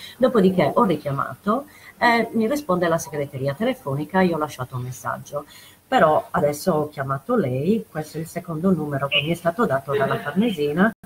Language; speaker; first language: Italian; native; Italian